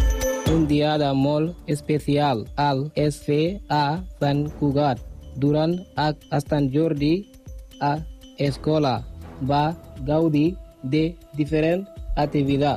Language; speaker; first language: Catalan; non-native, learner; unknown